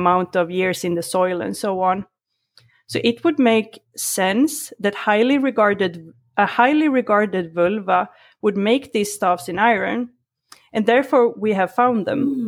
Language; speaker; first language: English; non-native, fluent; Swedish